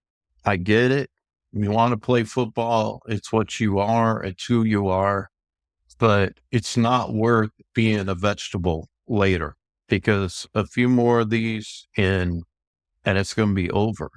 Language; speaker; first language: English; native; English